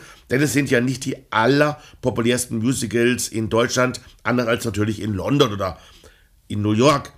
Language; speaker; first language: German; native; German